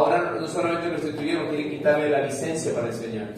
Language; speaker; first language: Spanish; native; Spanish